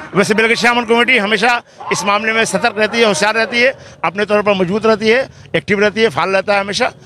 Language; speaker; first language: Hindi; native; Hindi